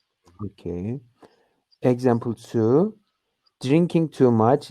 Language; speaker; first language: English; non-native, learner; Turkish